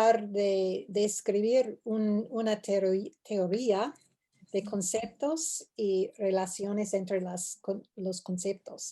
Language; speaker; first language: Spanish; non-native, fluent; English